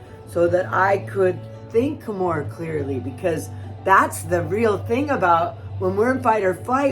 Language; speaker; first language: English; native; English